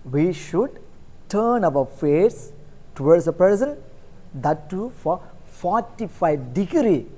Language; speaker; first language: English; non-native, local second language; Tamil